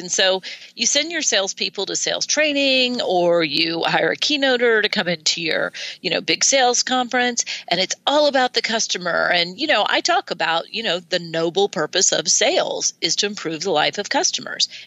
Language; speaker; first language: English; native; English